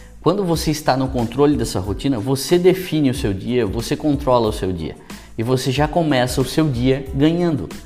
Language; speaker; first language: Portuguese; native; Portuguese